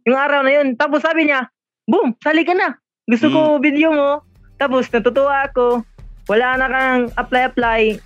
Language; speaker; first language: Filipino; non-native, local second language; Cebuano